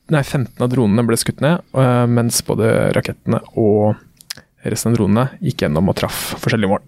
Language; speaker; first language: Norwegian; native; Norwegian